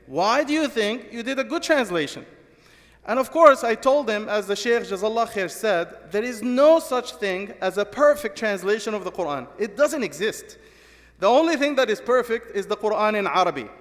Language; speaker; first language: English; non-native, fluent; Arabic